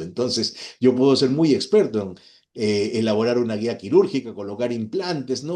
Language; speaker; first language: Spanish; native; Spanish